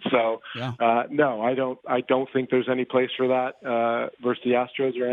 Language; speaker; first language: English; native; English